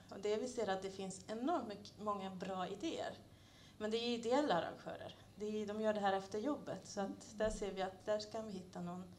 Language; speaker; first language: Swedish; non-native, fluent; Hungarian